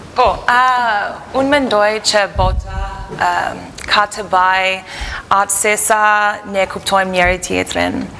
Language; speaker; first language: Albanian; non-native, learner; English